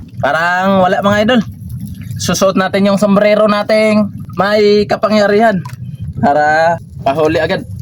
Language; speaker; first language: Filipino; non-native, local second language; Masbatenyo